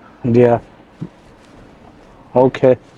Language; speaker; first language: English; non-native, learner; Bangla